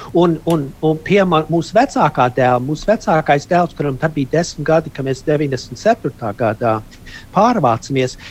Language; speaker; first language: Latvian; early bilingual, heritage; Latvian